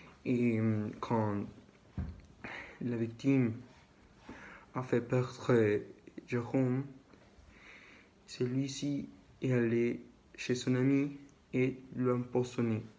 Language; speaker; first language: French; non-native, learner; Spanish